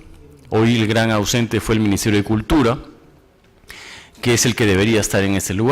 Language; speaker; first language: Spanish; native; Spanish